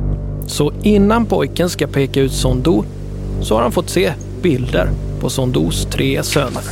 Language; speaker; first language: Swedish; native; Swedish